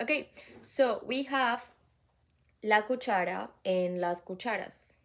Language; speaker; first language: Spanish; non-native, fluent; English